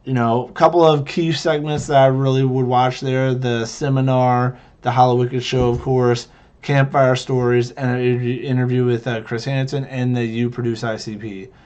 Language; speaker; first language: English; native; English